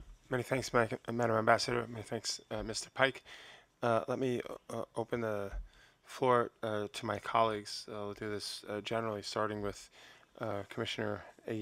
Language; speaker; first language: English; native; English